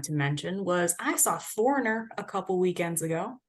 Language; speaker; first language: English; native; English